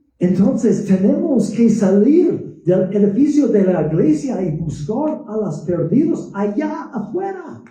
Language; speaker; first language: Spanish; non-native, fluent; English